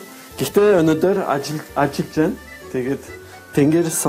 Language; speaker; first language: Mongolian; non-native, learner; French